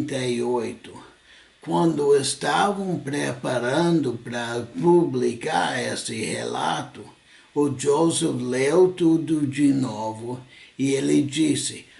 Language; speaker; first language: Portuguese; non-native, fluent; English